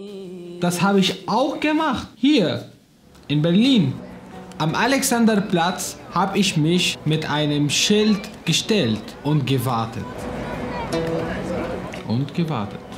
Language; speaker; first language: German; non-native, fluent; Arabic